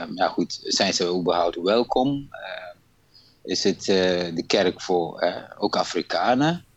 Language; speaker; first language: Dutch; non-native, fluent; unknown